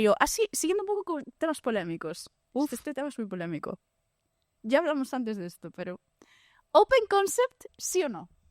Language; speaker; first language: Spanish; native; Spanish